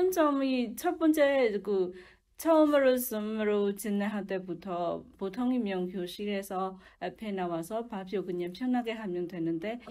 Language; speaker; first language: Korean; non-native, learner; Burmese